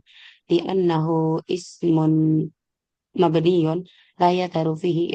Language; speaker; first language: Arabic; non-native, learner; Indonesian